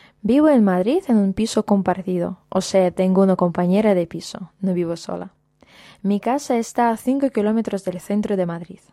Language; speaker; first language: Spanish; non-native, fluent; Russian